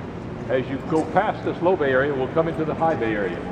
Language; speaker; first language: English; native; English